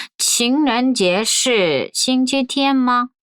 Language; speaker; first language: Chinese; non-native, fluent; Korean